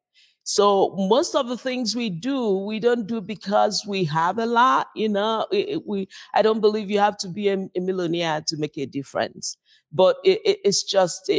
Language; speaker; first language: English; non-native, local second language; Igbo